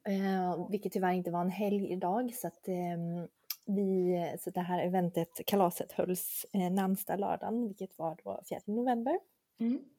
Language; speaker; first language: Swedish; early bilingual, other home language; Chinese